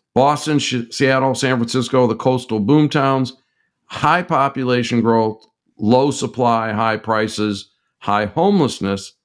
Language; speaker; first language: English; native; English